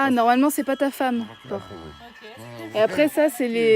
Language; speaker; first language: French; native; French